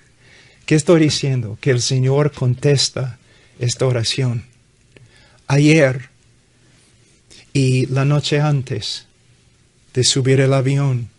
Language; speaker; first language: Spanish; non-native, fluent; English